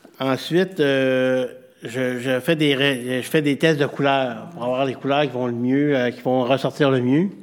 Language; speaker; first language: French; native; French